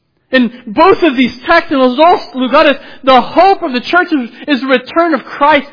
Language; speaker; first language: English; native; English